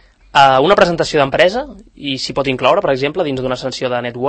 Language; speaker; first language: Catalan; native; Catalan